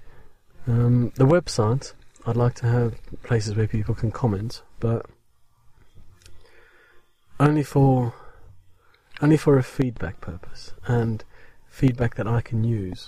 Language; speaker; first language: English; native; English